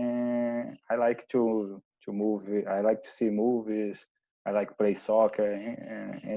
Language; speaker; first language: English; non-native, learner; Portuguese